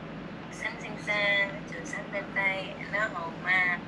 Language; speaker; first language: Cantonese; non-native, learner; Indonesian